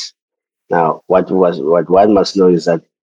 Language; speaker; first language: English; non-native, local second language; Xhosa